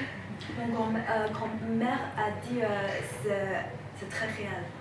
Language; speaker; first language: French; non-native, fluent; Chinese